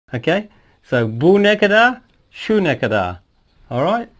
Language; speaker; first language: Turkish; non-native, fluent; English